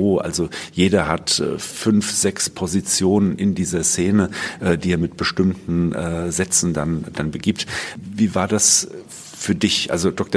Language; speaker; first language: German; native; German